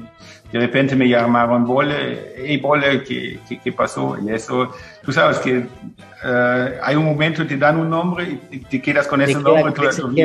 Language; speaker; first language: Spanish; non-native, fluent; German